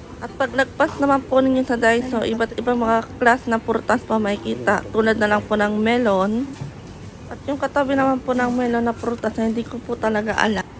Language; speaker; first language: Filipino; native; Filipino